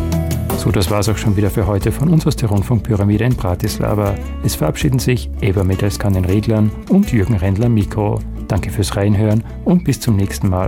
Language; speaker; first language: German; native; German